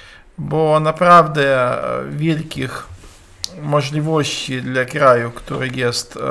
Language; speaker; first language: Polish; non-native, learner; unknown